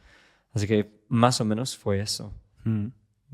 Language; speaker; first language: Spanish; non-native, fluent; English